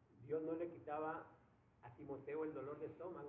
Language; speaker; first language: Spanish; native; Spanish